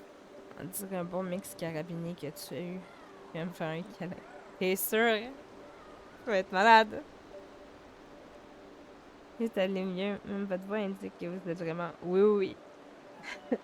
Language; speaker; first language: French; native; French